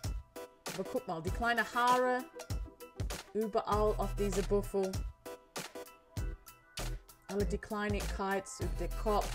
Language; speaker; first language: German; non-native, learner; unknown